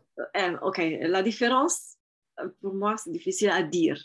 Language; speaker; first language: French; non-native, fluent; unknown